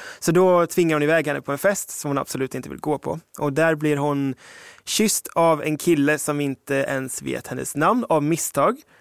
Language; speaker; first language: Swedish; early bilingual, other home language; English